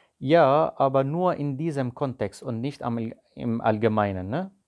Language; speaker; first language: German; non-native, fluent; Arabic